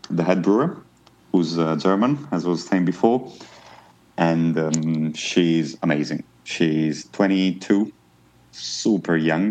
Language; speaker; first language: English; non-native, fluent; Italian